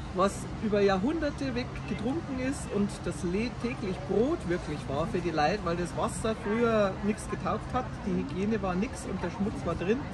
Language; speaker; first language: German; native; German